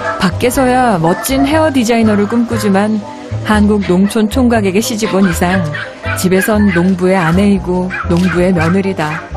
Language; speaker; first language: Korean; native; Korean